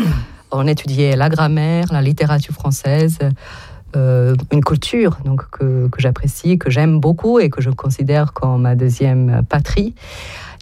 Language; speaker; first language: French; non-native, fluent; Serbian